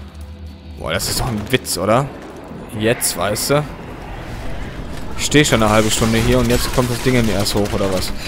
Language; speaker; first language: German; native; German